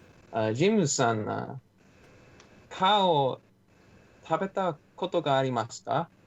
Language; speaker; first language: Japanese; non-native, learner; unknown